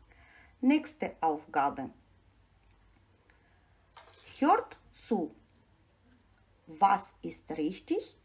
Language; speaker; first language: German; non-native, fluent; Ukrainian